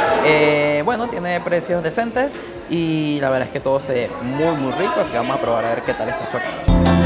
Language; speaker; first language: Spanish; native; Spanish